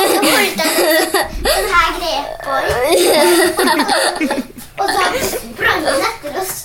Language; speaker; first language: Norwegian; early bilingual, other home language; Polish